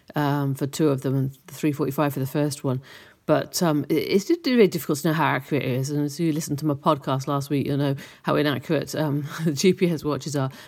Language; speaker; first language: English; native; English